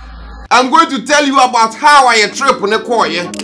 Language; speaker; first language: English; non-native, local second language; Akan